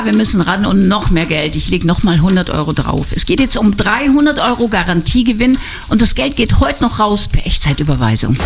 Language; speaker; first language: German; native; German